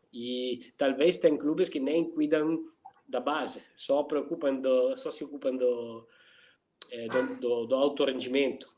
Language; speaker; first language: Portuguese; non-native, fluent; Italian